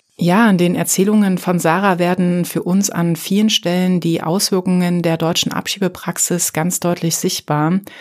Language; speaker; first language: German; native; German